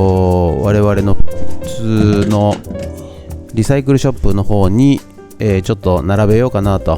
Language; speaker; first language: Japanese; native; Japanese